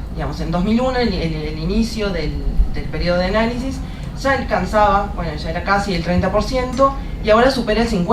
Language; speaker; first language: Spanish; native; Spanish